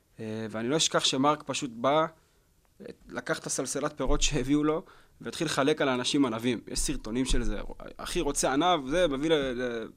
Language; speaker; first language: Hebrew; native; Hebrew